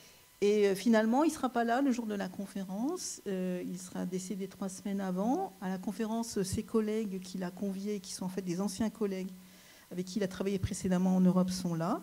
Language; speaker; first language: French; native; French